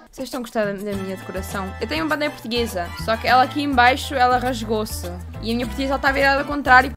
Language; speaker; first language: Portuguese; early bilingual, other home language; Ukrainian